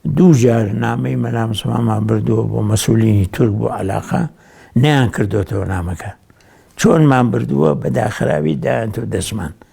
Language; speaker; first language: Central Kurdish; native; Central Kurdish